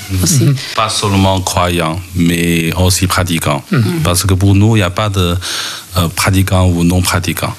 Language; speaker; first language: French; non-native, fluent; Chinese